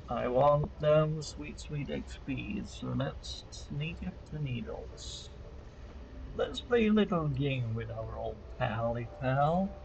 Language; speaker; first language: English; non-native, fluent; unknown